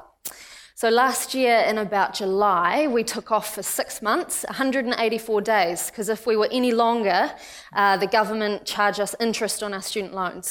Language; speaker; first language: English; native; English